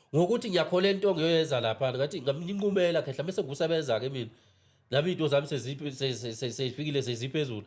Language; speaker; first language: Zulu; native; Zulu